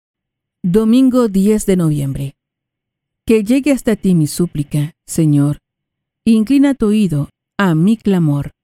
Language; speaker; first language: Spanish; native; Spanish